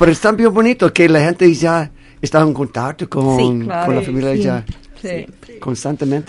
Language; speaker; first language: Spanish; non-native, fluent; English